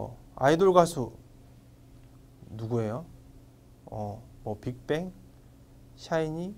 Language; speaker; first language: Korean; non-native, fluent; Vietnamese